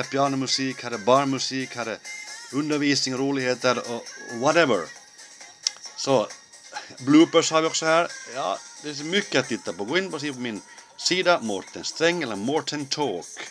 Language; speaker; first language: Swedish; native; Swedish